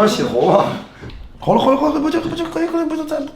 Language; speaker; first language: Chinese; native; Chinese